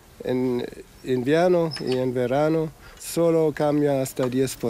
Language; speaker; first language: Spanish; non-native, fluent; German